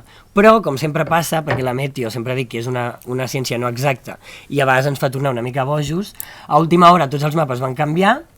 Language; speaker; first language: Catalan; native; Catalan